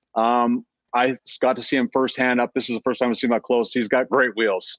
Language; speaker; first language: English; native; English